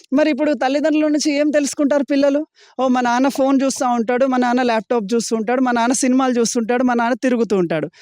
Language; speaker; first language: Telugu; native; Telugu